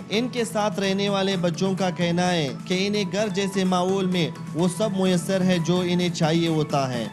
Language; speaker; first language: Urdu; native; Urdu